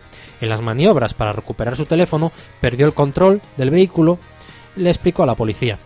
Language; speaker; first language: Spanish; native; Spanish